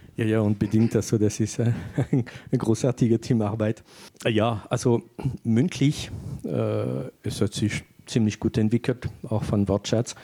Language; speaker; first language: German; non-native, fluent; French